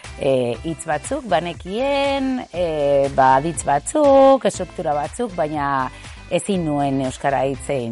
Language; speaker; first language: Basque; non-native, local second language; Spanish